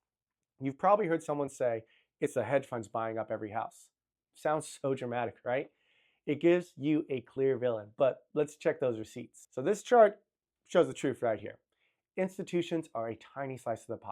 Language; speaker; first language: English; native; English